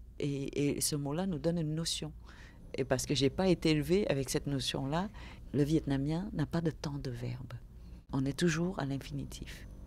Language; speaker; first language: French; early bilingual, other home language; Vietnamese